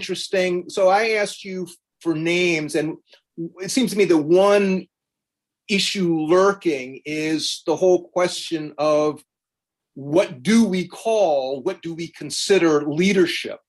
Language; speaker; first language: English; native; English